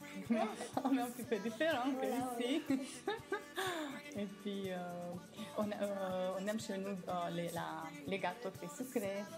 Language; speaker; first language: French; non-native, fluent; Romanian